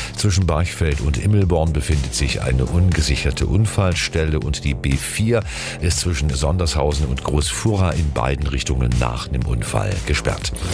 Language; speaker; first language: German; native; German